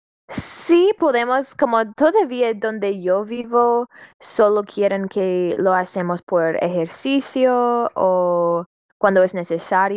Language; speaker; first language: Spanish; non-native, fluent; English